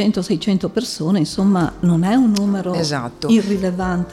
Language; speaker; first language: Italian; native; Italian